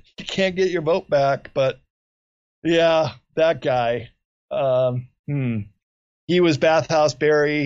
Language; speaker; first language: English; native; English